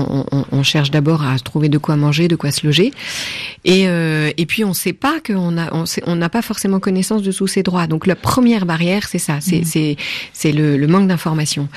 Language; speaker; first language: French; native; French